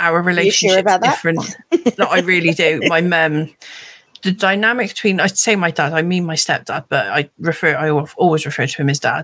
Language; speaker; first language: English; native; English